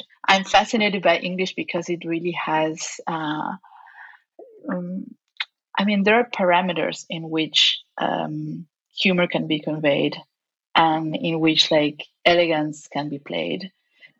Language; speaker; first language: English; non-native, fluent; Spanish